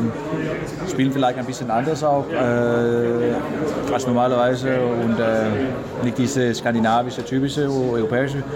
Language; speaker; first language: German; non-native, fluent; Danish